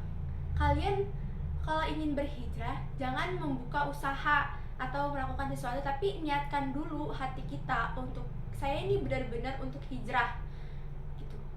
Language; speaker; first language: Indonesian; native; Indonesian